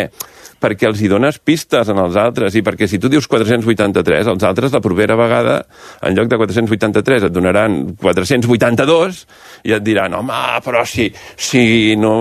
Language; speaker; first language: Catalan; native; Catalan